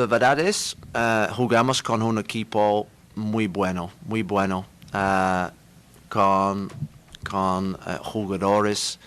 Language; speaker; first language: Spanish; non-native, learner; English